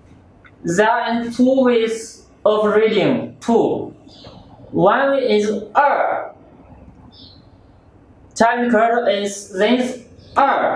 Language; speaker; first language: English; non-native, learner; Chinese